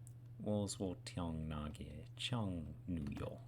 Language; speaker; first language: Chinese; non-native, learner; English